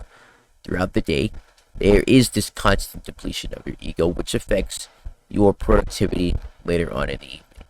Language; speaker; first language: English; native; English